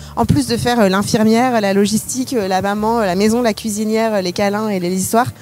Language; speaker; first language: French; native; French